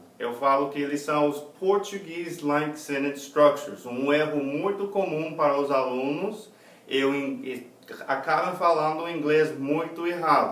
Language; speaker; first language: Portuguese; non-native, fluent; English